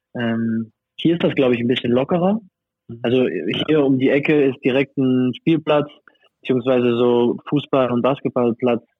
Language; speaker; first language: German; non-native, fluent; French